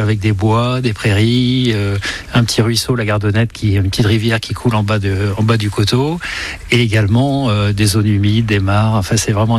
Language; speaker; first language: French; native; French